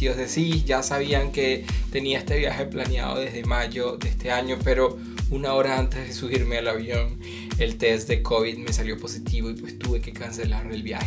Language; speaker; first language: Spanish; native; Spanish